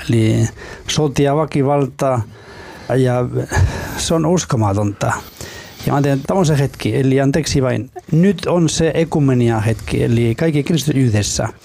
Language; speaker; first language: Finnish; non-native, fluent; Spanish